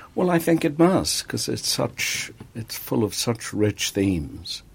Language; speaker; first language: English; native; English